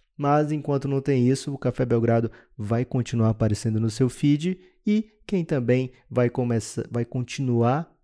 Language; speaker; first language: Portuguese; native; Portuguese